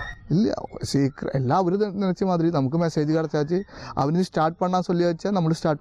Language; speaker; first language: Tamil; non-native, learner; Malayalam